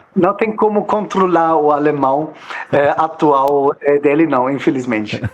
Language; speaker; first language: Portuguese; non-native, fluent; German